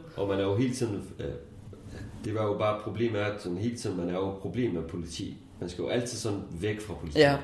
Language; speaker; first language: Danish; non-native, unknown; Kurdish